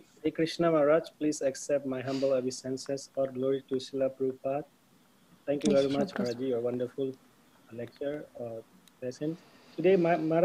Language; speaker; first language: English; non-native, fluent; Nepali